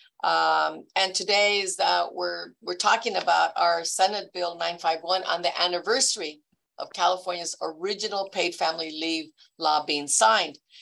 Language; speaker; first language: English; early bilingual, other home language; Spanish